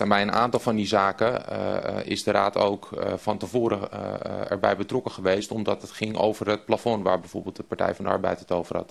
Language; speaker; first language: Dutch; native; Dutch